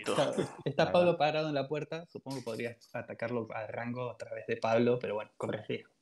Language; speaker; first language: Spanish; native; Spanish